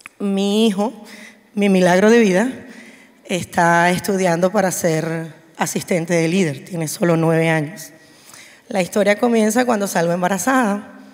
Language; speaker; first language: Spanish; native; Spanish